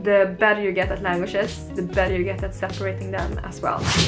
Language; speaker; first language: English; non-native, fluent; Swedish